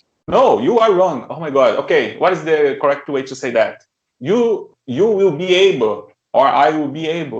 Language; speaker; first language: English; non-native, learner; Portuguese